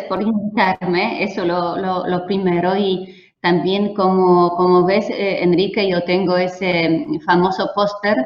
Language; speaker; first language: Spanish; non-native, fluent; Polish